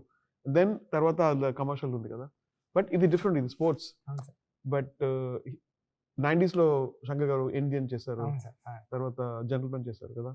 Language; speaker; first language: Telugu; non-native, learner; Tamil